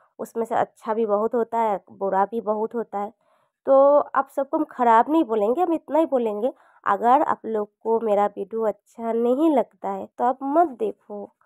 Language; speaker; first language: Hindi; non-native, local second language; Bangla